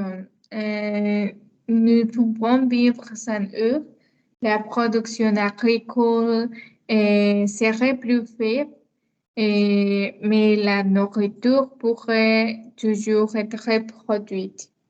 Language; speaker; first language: French; non-native, learner; Spanish